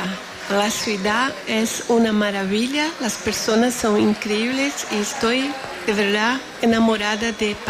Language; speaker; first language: Spanish; non-native, fluent; Portuguese